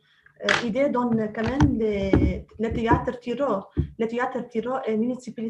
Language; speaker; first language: French; non-native, local second language; Arabic